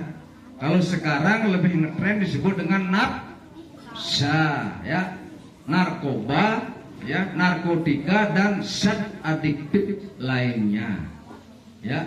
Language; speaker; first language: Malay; non-native, local second language; Balinese